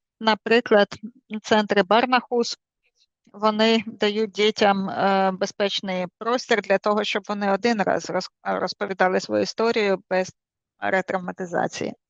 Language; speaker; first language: Ukrainian; native; Ukrainian